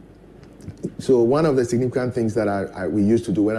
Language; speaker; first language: English; non-native, local second language; Ewe